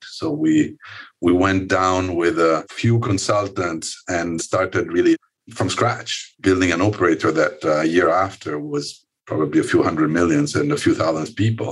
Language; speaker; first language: English; non-native, fluent; Italian